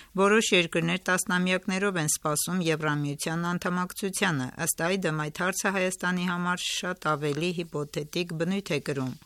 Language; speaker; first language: Armenian; native; Armenian